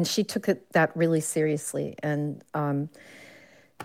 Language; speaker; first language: English; native; English